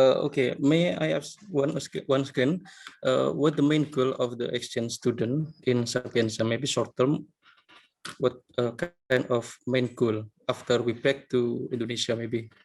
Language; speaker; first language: English; non-native, learner; Indonesian